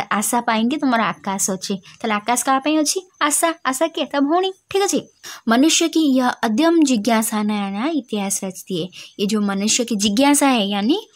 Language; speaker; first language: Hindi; non-native, local second language; Odia